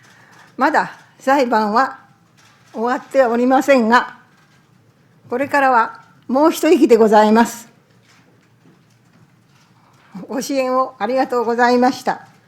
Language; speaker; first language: Japanese; native; Japanese